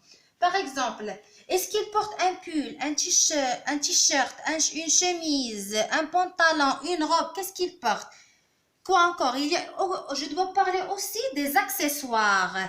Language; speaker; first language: French; non-native, local second language; Arabic